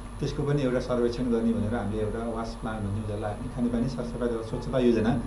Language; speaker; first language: Nepali; native; Nepali